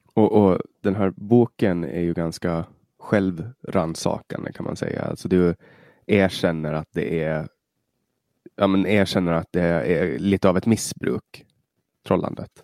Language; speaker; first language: Swedish; native; Swedish